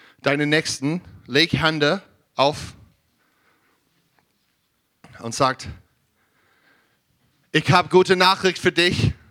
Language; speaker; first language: German; non-native, learner; English